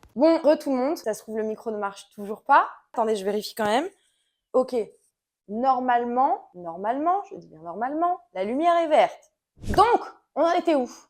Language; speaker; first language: French; native; French